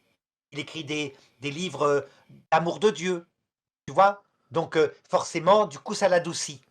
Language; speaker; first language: French; native; French